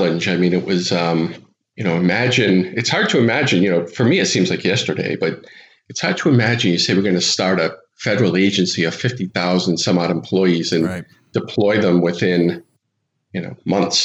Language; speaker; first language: English; native; English